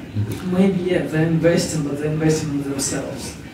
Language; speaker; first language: English; non-native, fluent; Russian